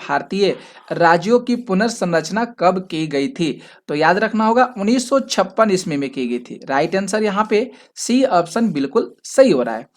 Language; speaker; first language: Hindi; native; Hindi